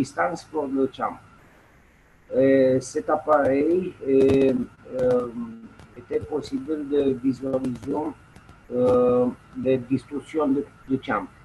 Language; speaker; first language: French; non-native, learner; Romanian